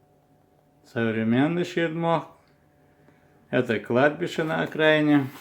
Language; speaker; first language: Russian; non-native, local second language; Chechen